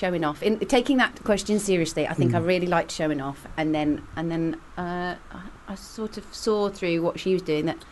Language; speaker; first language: English; native; English